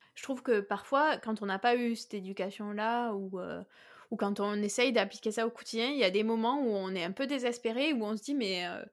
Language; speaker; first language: French; native; French